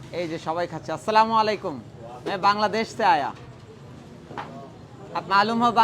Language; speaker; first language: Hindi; non-native, learner; Bangla